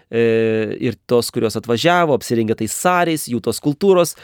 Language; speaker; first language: Lithuanian; native; Lithuanian